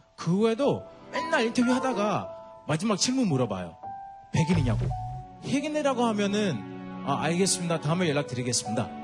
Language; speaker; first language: Korean; non-native, fluent; English